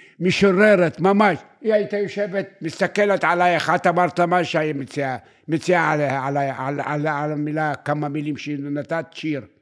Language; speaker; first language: Hebrew; non-native, fluent; Arabic